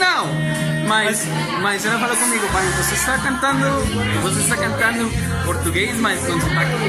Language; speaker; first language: Portuguese; non-native, learner; Spanish